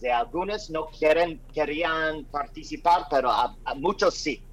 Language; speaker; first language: Spanish; non-native, learner; English